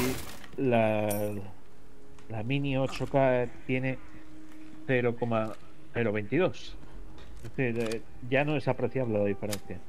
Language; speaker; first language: Spanish; native; Spanish